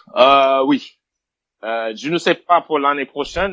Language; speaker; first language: French; non-native, fluent; English